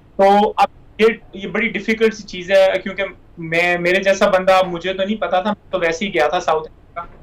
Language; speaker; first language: Urdu; non-native, local second language; Punjabi